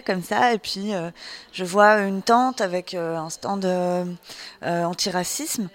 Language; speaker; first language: French; native; French